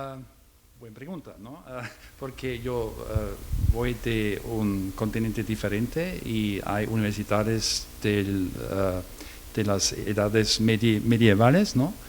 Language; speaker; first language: Spanish; non-native, learner; German